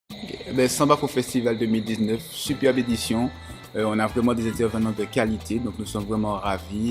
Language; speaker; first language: French; native; French